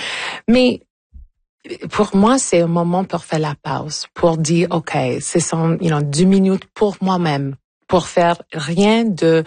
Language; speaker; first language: French; non-native, local second language; English